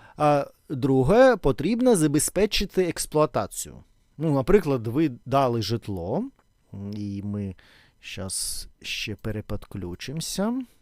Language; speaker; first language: Ukrainian; non-native, local second language; Russian